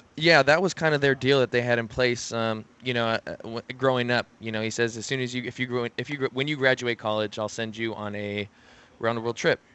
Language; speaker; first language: English; native; English